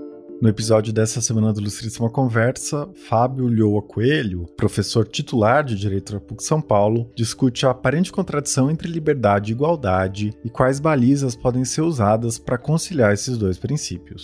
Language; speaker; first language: Portuguese; native; Portuguese